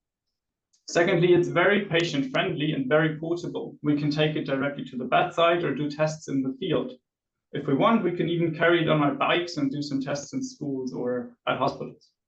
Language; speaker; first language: English; non-native, fluent; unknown